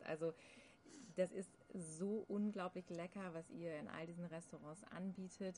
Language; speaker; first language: German; native; German